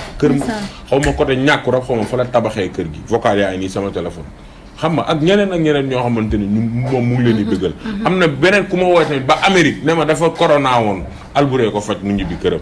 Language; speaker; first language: Wolof; native; Wolof